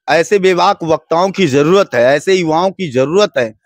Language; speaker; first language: Hindi; native; Hindi